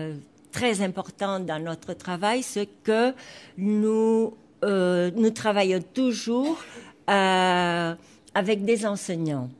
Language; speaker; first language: French; non-native, fluent; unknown